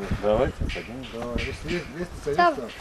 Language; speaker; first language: Russian; non-native, learner; Georgian